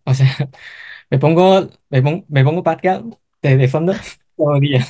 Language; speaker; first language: Spanish; non-native, fluent; Cantonese